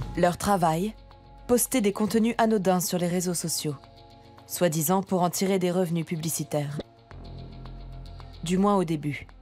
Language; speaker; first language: French; native; French